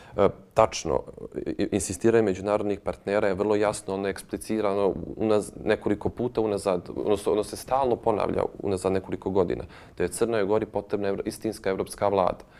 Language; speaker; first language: Bosnian; native; Bosnian